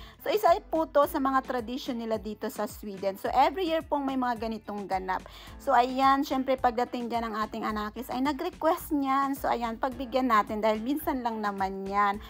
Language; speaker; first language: Filipino; native; Filipino